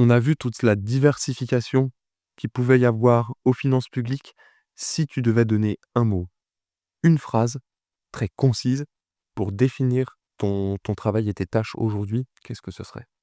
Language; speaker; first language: French; native; French